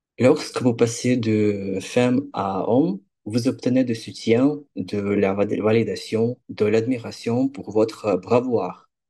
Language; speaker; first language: French; non-native, fluent; Ukrainian